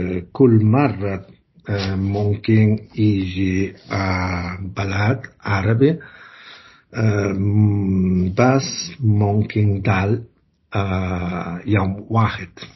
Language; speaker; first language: Arabic; non-native, learner; Italian